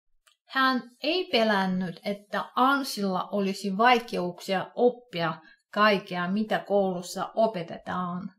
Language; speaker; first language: Finnish; non-native, fluent; Russian